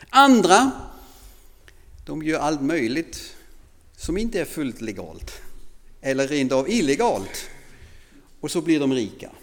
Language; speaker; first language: Swedish; non-native, fluent; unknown